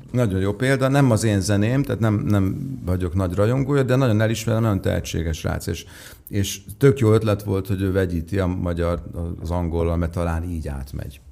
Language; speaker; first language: Hungarian; native; Hungarian